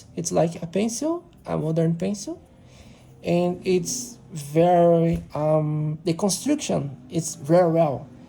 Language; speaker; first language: English; non-native, learner; Portuguese